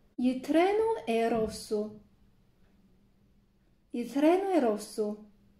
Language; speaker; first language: Italian; non-native, fluent; Chinese